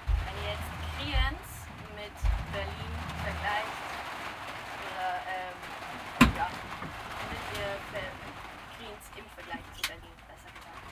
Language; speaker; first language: German; native; German